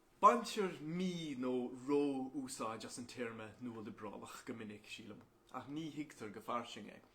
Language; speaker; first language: Irish; non-native, local second language; English